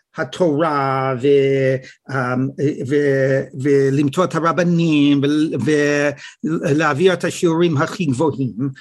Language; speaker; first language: Hebrew; non-native, fluent; English